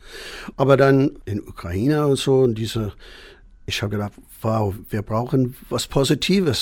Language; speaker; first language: German; non-native, fluent; English